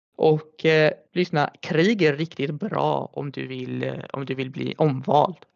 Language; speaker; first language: Swedish; early bilingual, other home language; Arabic